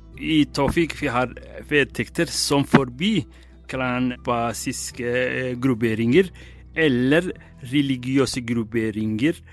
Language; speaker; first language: Norwegian; non-native, fluent; Somali